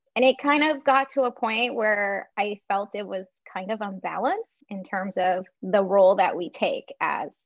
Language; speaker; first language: English; non-native, fluent; Chinese